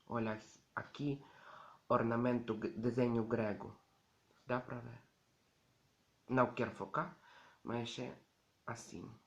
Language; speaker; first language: Portuguese; non-native, learner; Ukrainian